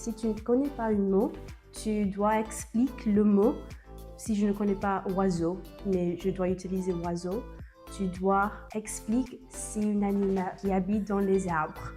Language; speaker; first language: French; non-native, learner; English